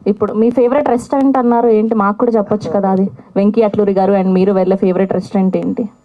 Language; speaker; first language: Telugu; native; Telugu